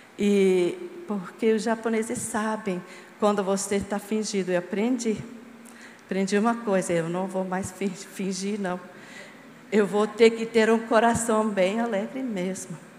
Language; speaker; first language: Portuguese; non-native, fluent; English